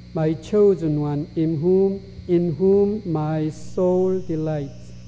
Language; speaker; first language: English; non-native, fluent; Korean